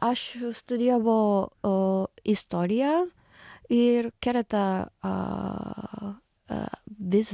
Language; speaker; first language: Lithuanian; non-native, learner; Japanese